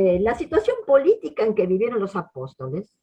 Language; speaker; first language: Spanish; native; Spanish